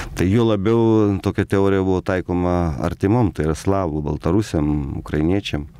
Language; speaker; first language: Lithuanian; native; Lithuanian